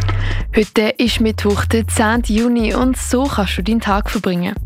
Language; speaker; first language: German; native; German